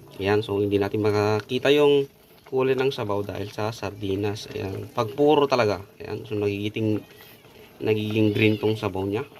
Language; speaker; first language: Filipino; non-native, local second language; Iloko